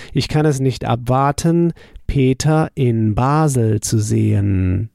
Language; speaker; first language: German; native; German